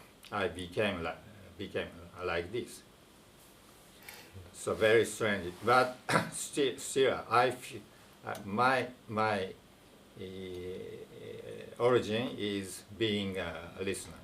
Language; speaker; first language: English; non-native, fluent; Japanese